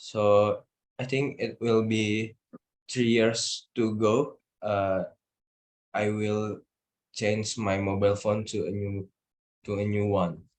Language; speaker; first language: English; non-native, learner; Indonesian